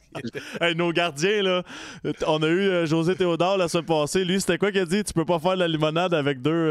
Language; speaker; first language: French; native; French